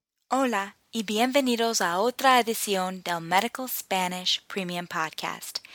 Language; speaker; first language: Spanish; non-native, fluent; English